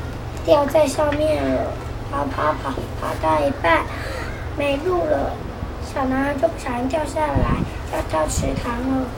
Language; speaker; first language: Chinese; native; Chinese